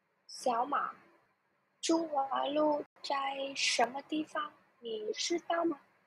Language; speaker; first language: Chinese; non-native, learner; Vietnamese